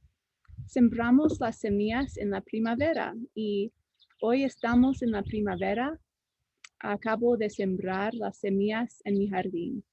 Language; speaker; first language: Spanish; non-native, fluent; English